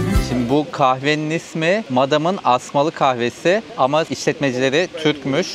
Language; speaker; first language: Turkish; native; Turkish